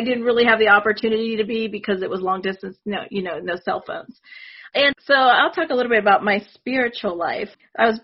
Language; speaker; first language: English; early bilingual, other home language; Spanish